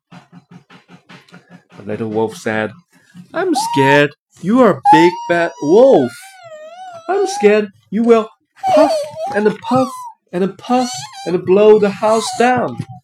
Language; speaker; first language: English; non-native, fluent; Chinese